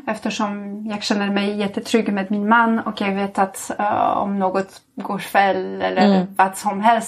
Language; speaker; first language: Swedish; non-native, fluent; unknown